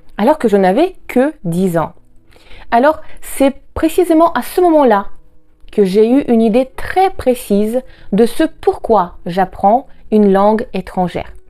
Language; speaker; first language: French; non-native, fluent; Russian